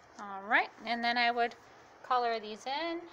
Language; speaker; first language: English; native; English